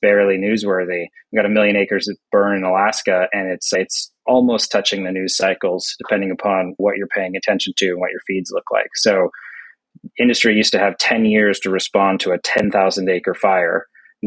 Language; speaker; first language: English; native; English